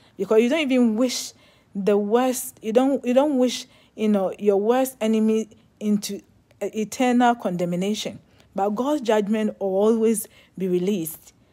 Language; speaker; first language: English; non-native, local second language; Akan